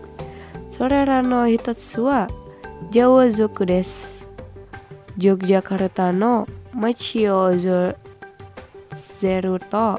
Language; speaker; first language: Japanese; non-native, fluent; Indonesian